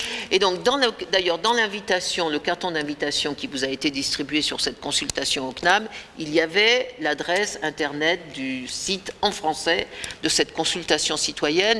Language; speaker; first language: French; native; French